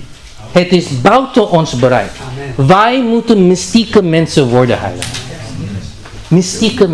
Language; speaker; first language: Dutch; non-native, learner; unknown